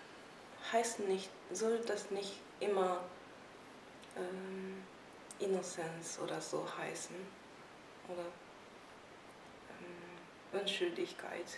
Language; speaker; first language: German; non-native, fluent; Japanese